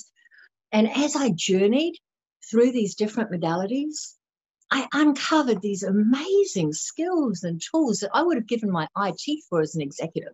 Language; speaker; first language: English; native; English